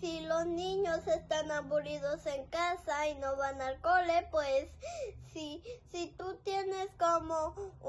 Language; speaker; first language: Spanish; early bilingual, other home language; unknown